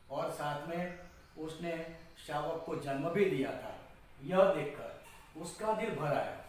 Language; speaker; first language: Hindi; non-native, local second language; Gujarati